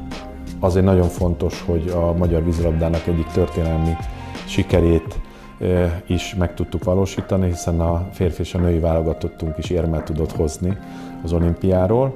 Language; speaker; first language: Hungarian; native; Hungarian